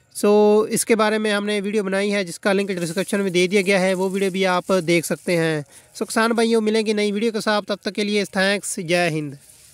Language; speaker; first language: Hindi; non-native, local second language; Punjabi